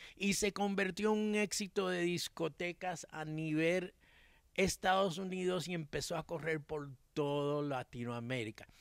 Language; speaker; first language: Spanish; early bilingual, heritage; Spanish